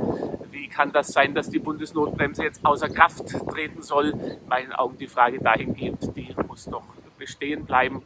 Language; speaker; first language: German; native; German